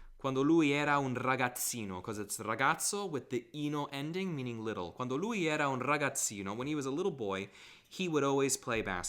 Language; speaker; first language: Italian; non-native, fluent; English